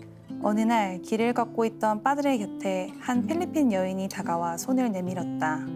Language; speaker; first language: Korean; native; Korean